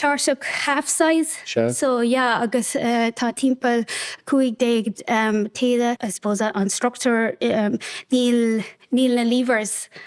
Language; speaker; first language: Irish; non-native, local second language; English